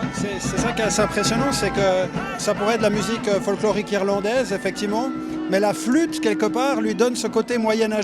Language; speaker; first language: French; native; French